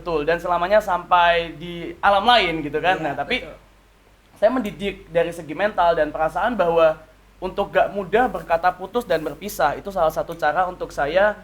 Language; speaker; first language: Indonesian; native; Indonesian